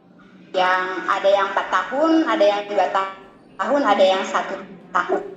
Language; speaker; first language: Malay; non-native, local second language; Javanese